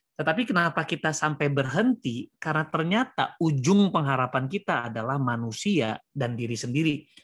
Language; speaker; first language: Indonesian; native; Indonesian